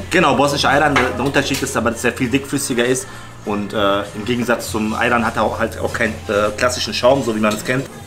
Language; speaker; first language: German; early bilingual, other home language; Bosnian